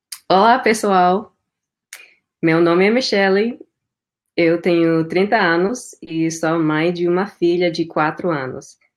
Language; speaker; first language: Portuguese; non-native, fluent; English